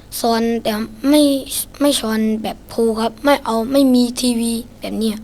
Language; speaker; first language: Thai; non-native, learner; Shan